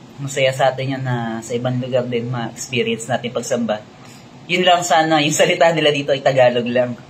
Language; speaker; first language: Filipino; native; Filipino